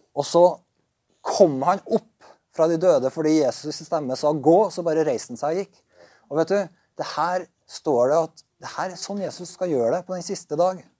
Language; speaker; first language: Norwegian; native; Norwegian